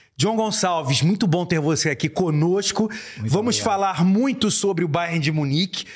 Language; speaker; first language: Portuguese; native; Portuguese